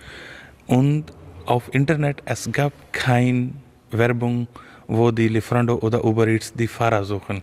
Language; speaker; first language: German; non-native, fluent; Urdu